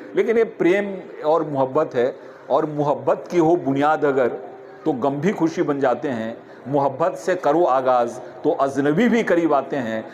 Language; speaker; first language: Hindi; native; Hindi